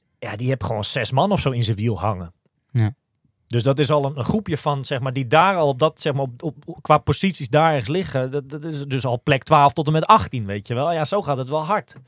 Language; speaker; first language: Dutch; native; Dutch